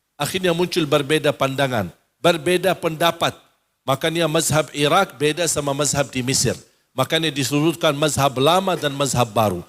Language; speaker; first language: Malay; non-native, fluent; Arabic